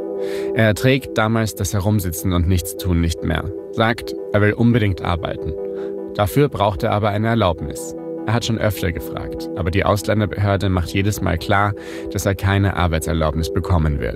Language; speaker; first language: German; native; German